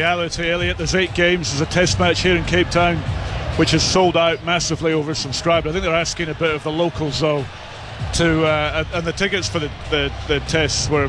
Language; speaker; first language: English; native; English